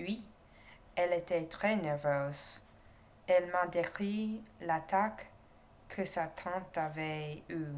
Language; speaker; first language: French; non-native, learner; English